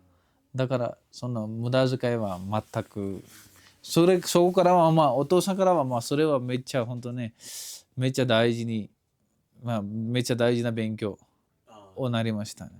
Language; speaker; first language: Japanese; non-native, fluent; Kashmiri